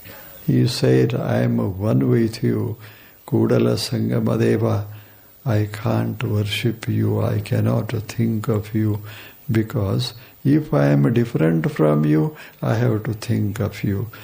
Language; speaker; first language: English; non-native, local second language; Kannada